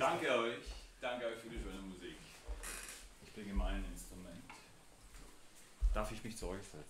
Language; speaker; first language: German; native; German